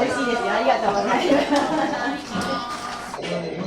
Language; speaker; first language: Japanese; native; Japanese